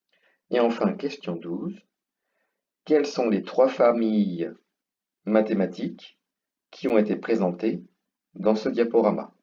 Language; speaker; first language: French; native; French